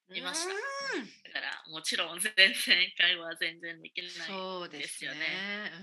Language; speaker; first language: Japanese; non-native, fluent; Vietnamese